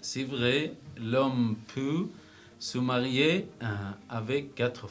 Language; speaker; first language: French; non-native, learner; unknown